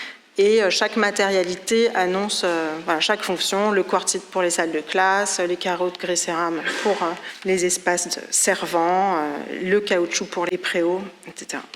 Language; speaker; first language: French; native; French